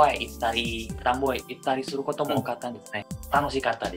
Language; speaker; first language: Japanese; non-native, fluent; Indonesian